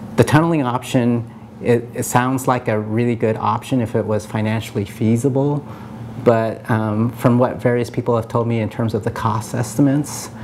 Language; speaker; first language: English; native; English